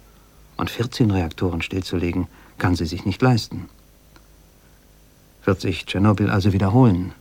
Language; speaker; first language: German; native; German